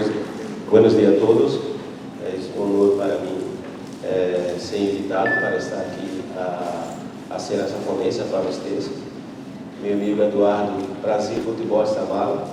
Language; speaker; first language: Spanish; non-native, learner; Portuguese